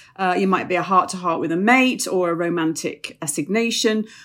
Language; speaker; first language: English; native; English